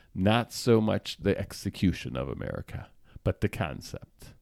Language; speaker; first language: English; native; English